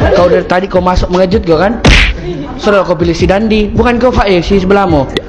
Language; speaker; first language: Malay; native; Malay